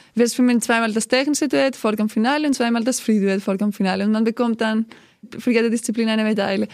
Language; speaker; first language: German; non-native, fluent; Greek